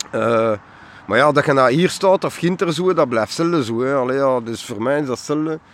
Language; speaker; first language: Dutch; non-native, local second language; French